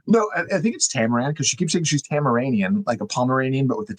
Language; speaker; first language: English; native; English